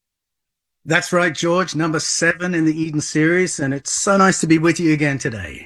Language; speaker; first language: English; native; English